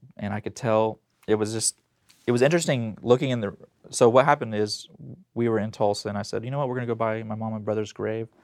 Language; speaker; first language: English; native; English